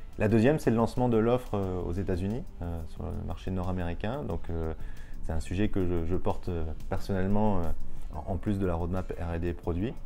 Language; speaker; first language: French; native; French